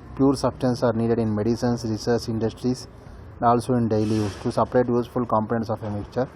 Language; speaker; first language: English; non-native, local second language; Kannada